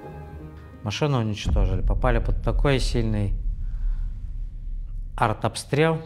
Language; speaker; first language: Russian; native; Russian